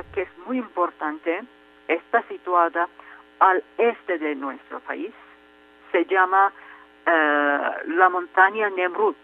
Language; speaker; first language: Spanish; non-native, fluent; Turkish